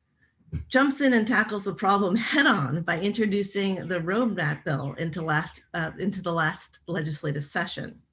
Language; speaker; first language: English; native; English